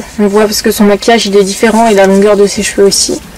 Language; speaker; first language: French; native; French